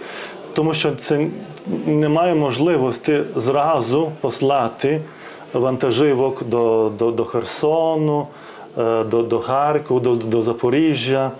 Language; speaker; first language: Ukrainian; non-native, fluent; Lithuanian